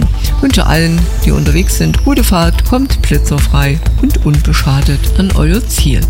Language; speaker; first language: German; native; German